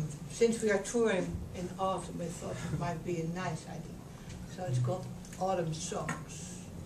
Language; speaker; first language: English; non-native, fluent; Dutch